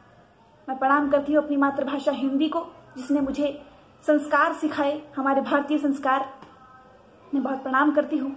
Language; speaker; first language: Hindi; native; Hindi